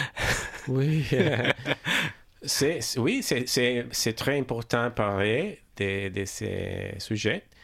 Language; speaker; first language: French; non-native, learner; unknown